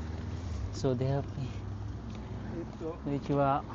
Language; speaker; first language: Japanese; non-native, learner; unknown